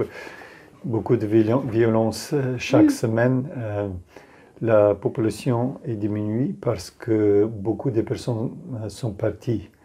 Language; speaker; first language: French; non-native, fluent; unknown